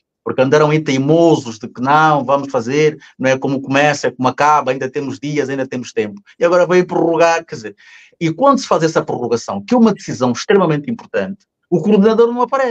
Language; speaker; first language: Portuguese; native; Portuguese